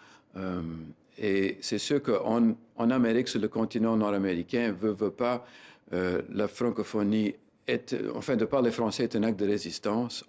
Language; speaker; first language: French; native; French